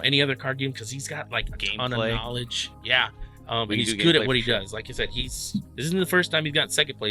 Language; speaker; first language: English; native; English